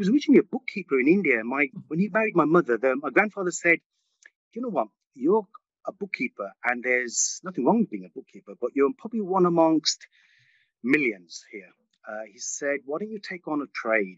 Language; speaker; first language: English; early bilingual, other home language; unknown